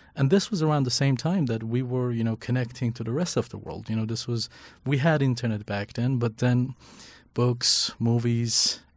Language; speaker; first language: English; non-native, fluent; Persian